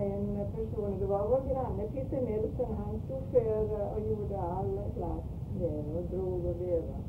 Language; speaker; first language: Swedish; early bilingual, heritage; Swedish